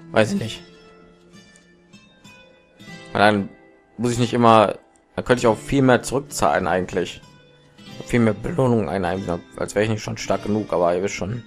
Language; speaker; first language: German; native; German